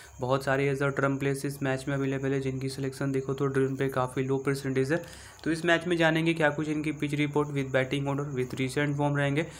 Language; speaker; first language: Hindi; native; Hindi